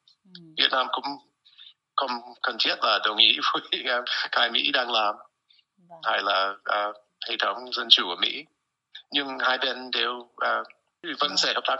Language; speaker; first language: Vietnamese; non-native, fluent; English